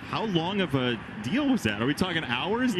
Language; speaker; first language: English; native; English